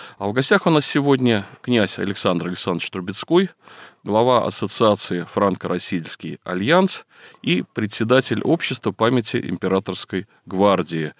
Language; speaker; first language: Russian; native; Russian